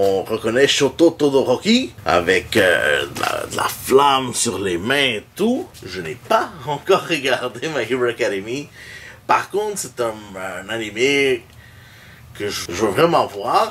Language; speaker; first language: French; native; French